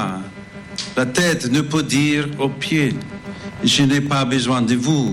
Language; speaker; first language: French; non-native, fluent; English